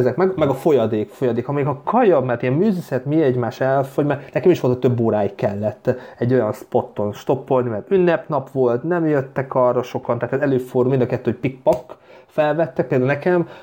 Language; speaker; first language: Hungarian; native; Hungarian